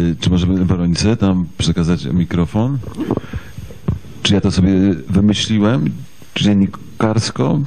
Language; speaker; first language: Polish; native; Polish